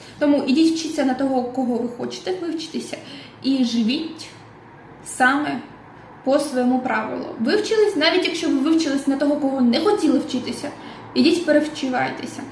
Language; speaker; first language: Ukrainian; non-native, local second language; Russian